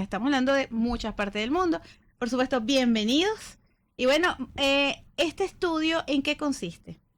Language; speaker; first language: Spanish; native; Spanish